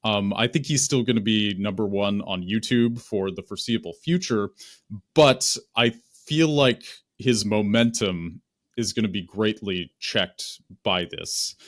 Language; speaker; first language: English; native; English